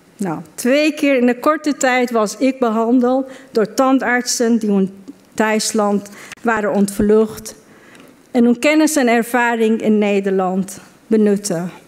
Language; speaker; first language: Dutch; non-native, fluent; Persian